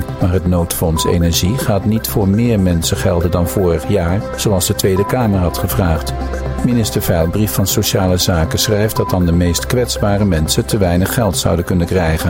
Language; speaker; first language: Dutch; native; Dutch